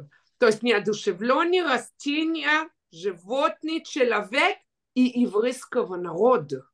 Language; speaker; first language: Russian; early bilingual, heritage; Russian